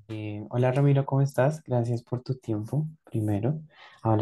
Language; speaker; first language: Spanish; native; Spanish